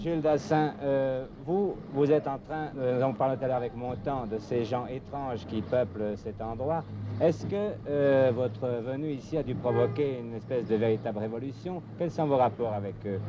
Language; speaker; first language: French; native; French